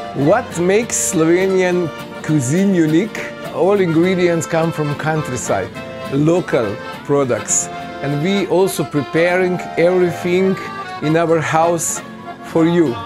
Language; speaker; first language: English; non-native, fluent; Slovenian